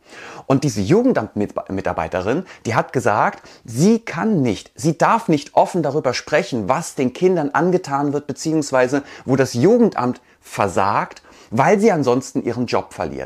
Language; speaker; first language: German; native; German